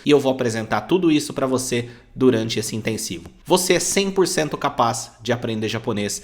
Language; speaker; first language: Portuguese; native; Portuguese